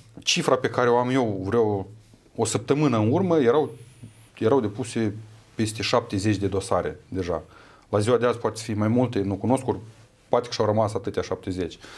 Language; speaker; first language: Romanian; native; Romanian